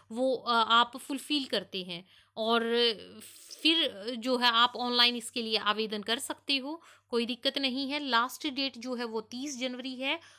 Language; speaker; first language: Hindi; non-native, local second language; Punjabi